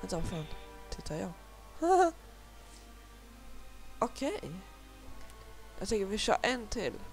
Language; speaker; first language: Swedish; native; Swedish